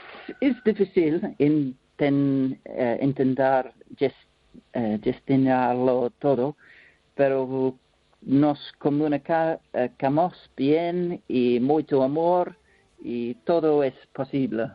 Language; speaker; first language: Spanish; non-native, learner; English